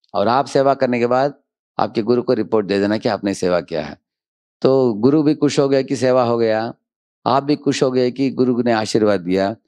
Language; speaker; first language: Hindi; non-native, local second language; Telugu